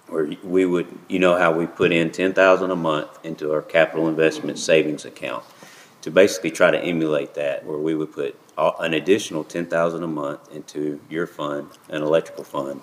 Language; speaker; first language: English; native; English